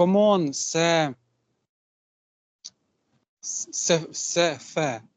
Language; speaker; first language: French; non-native, learner; Russian